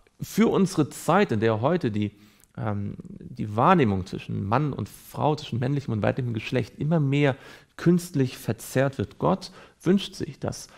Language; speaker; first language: German; native; German